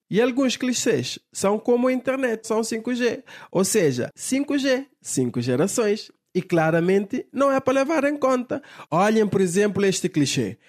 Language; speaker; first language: Portuguese; non-native, local second language; Kabuverdianu